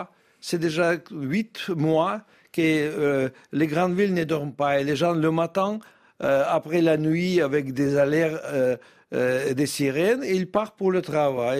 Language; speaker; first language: French; non-native, fluent; Russian